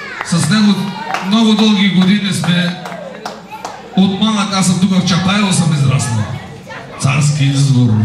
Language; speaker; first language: Bulgarian; non-native, local second language; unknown